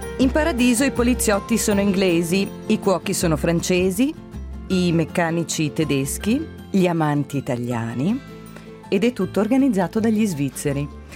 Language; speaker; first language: Italian; native; Italian